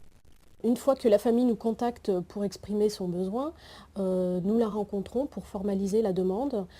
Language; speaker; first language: French; native; French